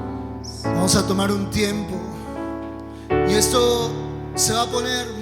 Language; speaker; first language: Spanish; native; Spanish